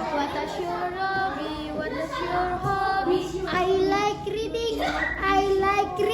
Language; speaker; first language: English; non-native, fluent; Indonesian